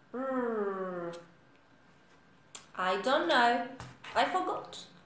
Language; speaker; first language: English; non-native, fluent; Spanish